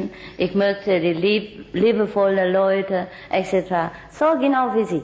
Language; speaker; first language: German; non-native, learner; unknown